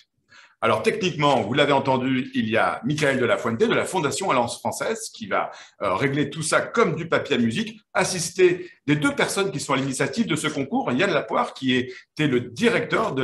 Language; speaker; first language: French; native; French